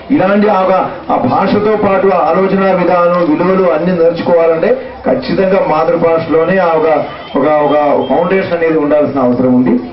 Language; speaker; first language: Telugu; non-native, fluent; Malayalam